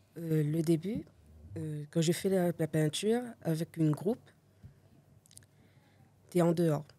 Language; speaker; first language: French; non-native, local second language; Réunion Creole French